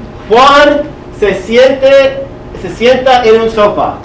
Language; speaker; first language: Spanish; non-native, fluent; English